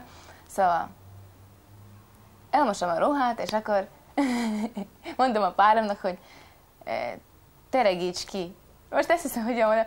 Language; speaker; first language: Hungarian; non-native, fluent; Latvian